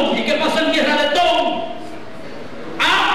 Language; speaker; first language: Spanish; native; Spanish